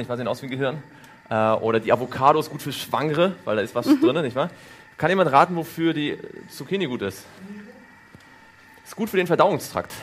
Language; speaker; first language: German; native; German